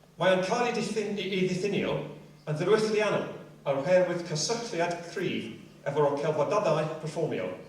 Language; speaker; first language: Welsh; non-native, local second language; English